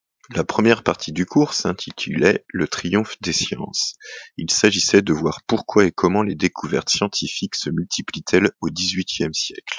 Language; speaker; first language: French; native; French